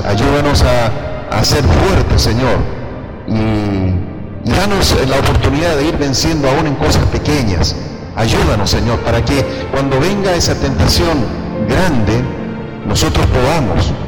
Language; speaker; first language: Spanish; native; Spanish